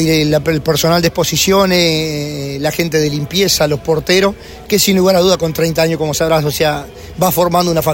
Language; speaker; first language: Spanish; native; Spanish